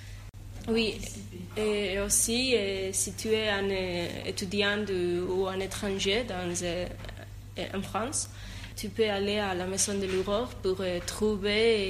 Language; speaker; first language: French; non-native, learner; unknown